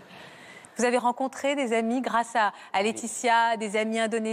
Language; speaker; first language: French; native; French